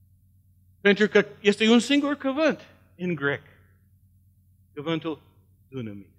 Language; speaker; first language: Romanian; non-native, learner; English